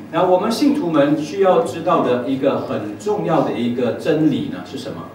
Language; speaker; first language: Chinese; native; Chinese